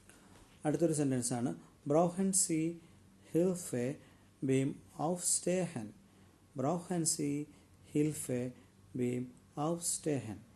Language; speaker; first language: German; non-native, learner; Malayalam